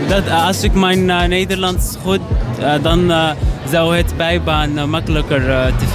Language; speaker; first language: Dutch; non-native, learner; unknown